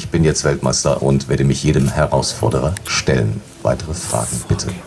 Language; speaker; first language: German; native; German